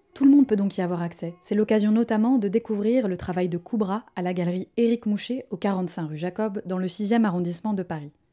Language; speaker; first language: French; non-native, fluent; Persian